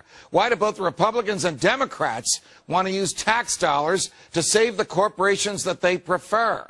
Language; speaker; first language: English; native; English